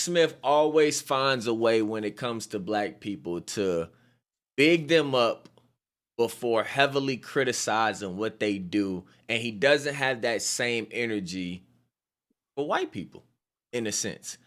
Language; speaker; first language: English; native; English